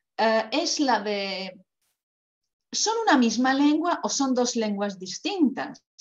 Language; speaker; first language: Spanish; non-native, fluent; Croatian